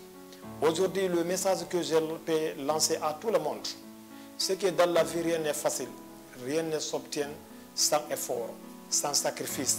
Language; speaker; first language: French; non-native, local second language; Fula